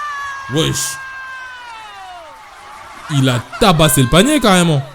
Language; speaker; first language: French; native; French